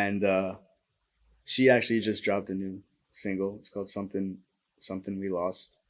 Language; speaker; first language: English; native; English